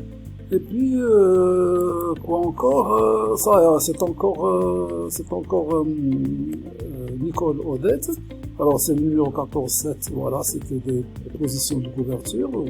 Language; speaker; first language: French; non-native, local second language; Arabic